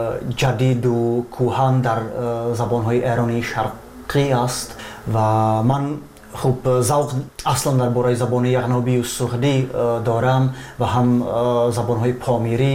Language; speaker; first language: Persian; non-native, fluent; Czech